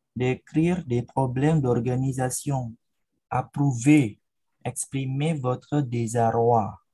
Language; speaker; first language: French; non-native, fluent; Indonesian